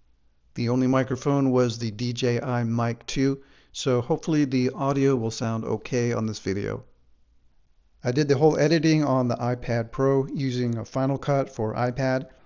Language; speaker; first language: English; native; English